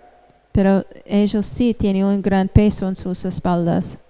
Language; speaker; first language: Spanish; non-native, fluent; English